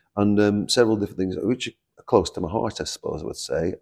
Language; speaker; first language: English; native; English